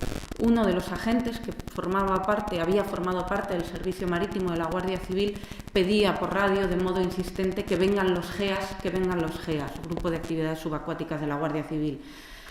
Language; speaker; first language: Spanish; native; Spanish